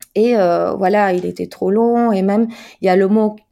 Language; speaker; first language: French; non-native, fluent; Spanish